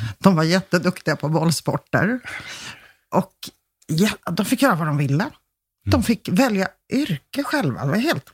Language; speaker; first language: Swedish; early bilingual, other home language; Polish